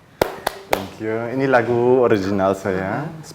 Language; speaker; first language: Indonesian; early bilingual, heritage; German